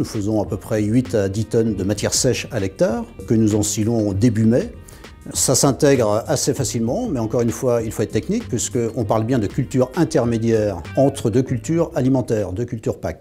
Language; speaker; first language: French; native; French